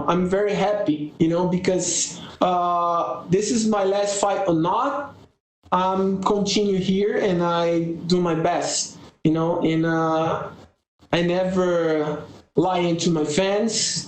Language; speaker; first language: English; non-native, learner; Portuguese